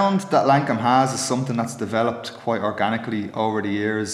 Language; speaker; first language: English; native; English